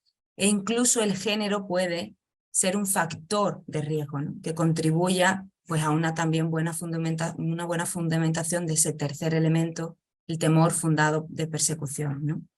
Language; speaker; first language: Spanish; native; Spanish